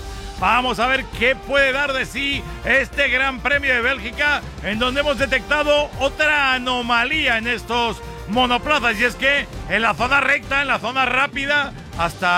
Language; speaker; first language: Spanish; native; Spanish